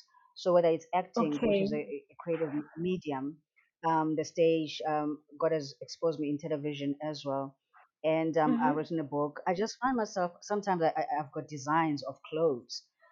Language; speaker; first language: English; non-native, local second language; Xhosa